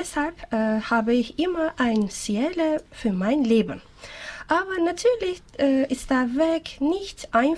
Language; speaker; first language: German; non-native, learner; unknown